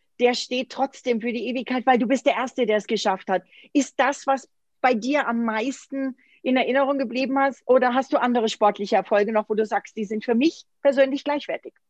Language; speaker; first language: German; native; German